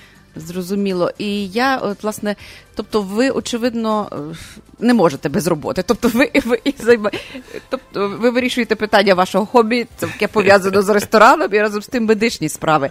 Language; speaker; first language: Ukrainian; native; Ukrainian